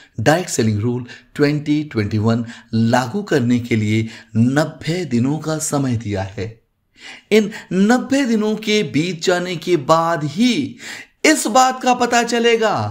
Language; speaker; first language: Hindi; native; Hindi